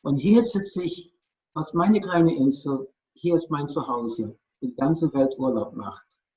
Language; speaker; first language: German; non-native, fluent; English